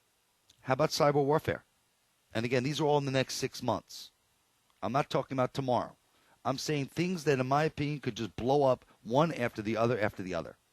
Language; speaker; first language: English; native; English